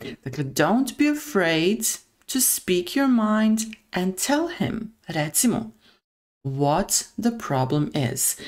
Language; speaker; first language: English; non-native, fluent; Serbian